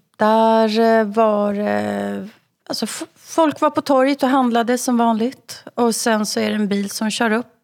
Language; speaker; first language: Swedish; native; Swedish